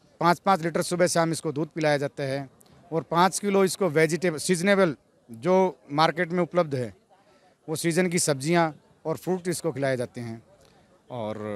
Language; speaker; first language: Hindi; native; Hindi